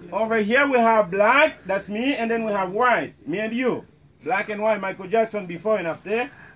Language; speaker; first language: English; non-native, learner; Spanish